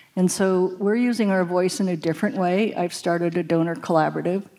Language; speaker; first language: English; native; English